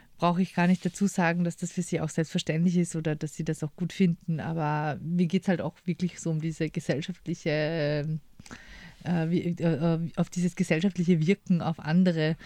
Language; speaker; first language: German; non-native, local second language; Croatian